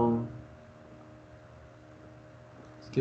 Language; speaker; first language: English; non-native, learner; Spanish